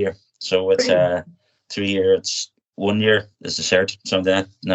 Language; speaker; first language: English; native; English